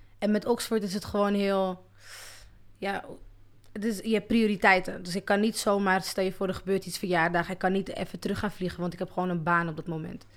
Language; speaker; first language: Dutch; early bilingual, other home language; Arabic